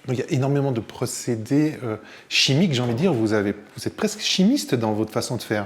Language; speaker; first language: French; native; French